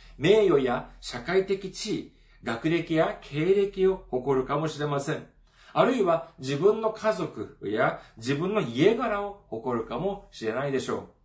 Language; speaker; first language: Japanese; non-native, fluent; Korean